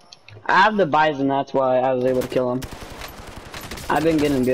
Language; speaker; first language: English; native; English